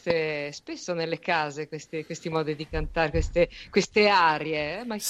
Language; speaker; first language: Italian; native; Italian